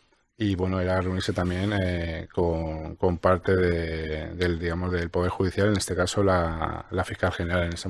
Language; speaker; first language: Spanish; native; Spanish